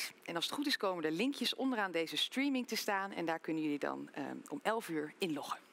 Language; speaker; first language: Dutch; native; Dutch